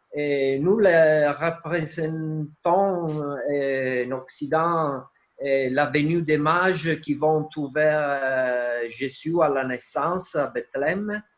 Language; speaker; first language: French; non-native, fluent; Italian